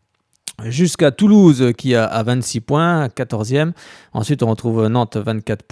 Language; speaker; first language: French; native; French